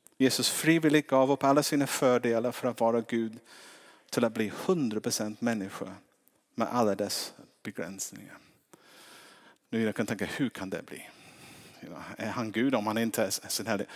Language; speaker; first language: Swedish; non-native, fluent; English